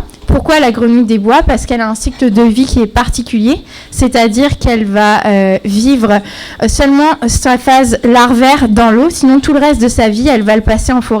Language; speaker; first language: French; native; French